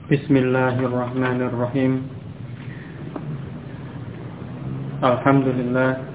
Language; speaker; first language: Arabic; non-native, fluent; Indonesian